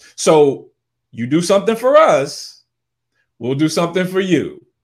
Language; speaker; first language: English; native; English